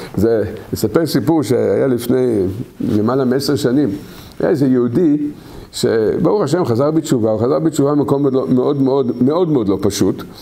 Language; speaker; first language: Hebrew; native; Hebrew